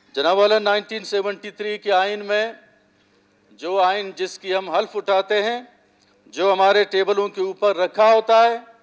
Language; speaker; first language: Urdu; non-native, local second language; Baluchi